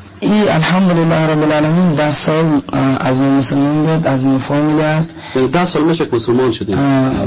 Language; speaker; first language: Persian; non-native, learner; Russian